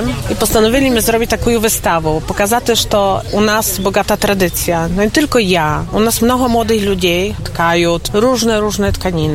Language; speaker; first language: Polish; non-native, local second language; Ukrainian